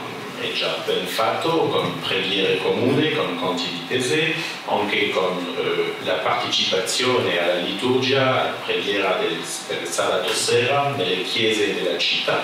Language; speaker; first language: Italian; non-native, fluent; French